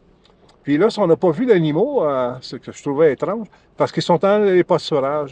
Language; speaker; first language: French; native; French